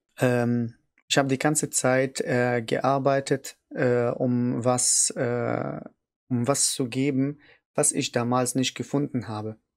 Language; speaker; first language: German; non-native, learner; Arabic